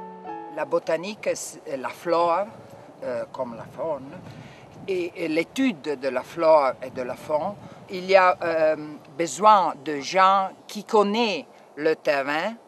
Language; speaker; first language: French; non-native, fluent; Italian